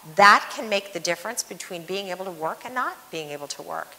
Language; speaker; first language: English; native; English